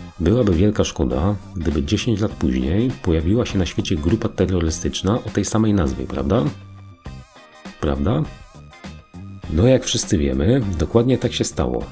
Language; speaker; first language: Polish; native; Polish